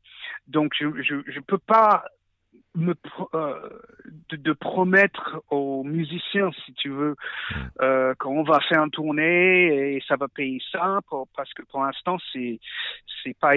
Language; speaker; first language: French; non-native, fluent; English